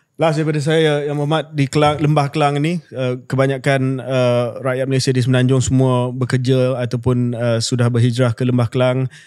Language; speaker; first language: Malay; native; Malay